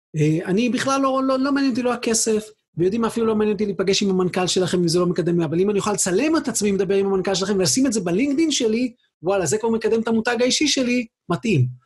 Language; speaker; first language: Hebrew; native; Hebrew